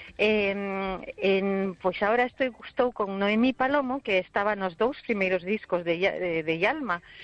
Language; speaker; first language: Galician; early bilingual, heritage; Galician